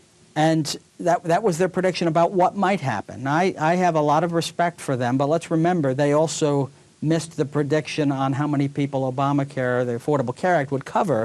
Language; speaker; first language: English; native; English